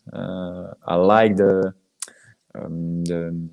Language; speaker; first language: English; non-native, learner; French